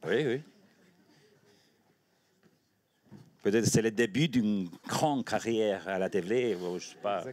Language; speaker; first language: French; non-native, learner; Spanish